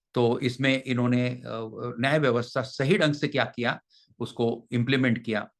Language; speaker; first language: Hindi; non-native, local second language; Marathi